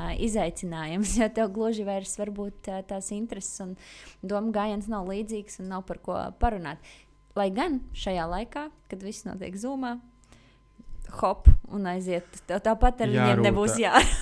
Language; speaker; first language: Latvian; native; Latvian